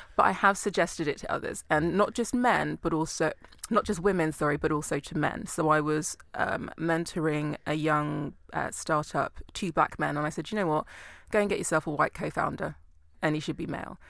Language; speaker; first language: English; native; English